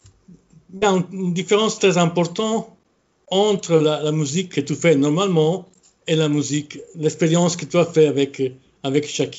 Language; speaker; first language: French; non-native, fluent; Italian